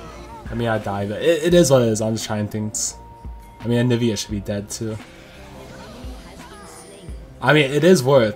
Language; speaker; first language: English; native; English